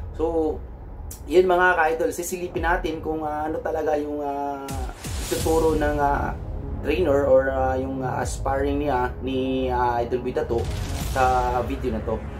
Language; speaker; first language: Filipino; non-native, local second language; Cebuano